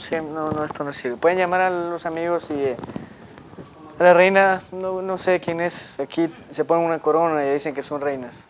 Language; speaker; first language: Spanish; native; Spanish